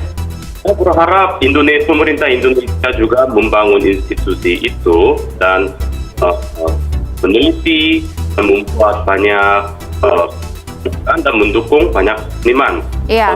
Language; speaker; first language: Indonesian; non-native, fluent; Korean